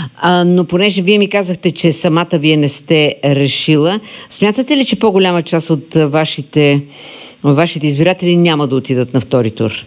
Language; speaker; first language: Bulgarian; native; Bulgarian